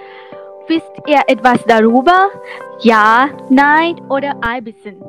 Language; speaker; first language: German; non-native, learner; Thai